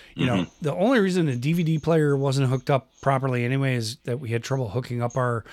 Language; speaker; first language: English; native; English